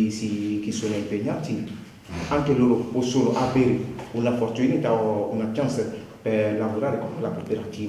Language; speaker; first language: Italian; non-native, learner; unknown